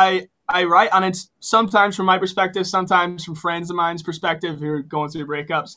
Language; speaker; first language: English; native; English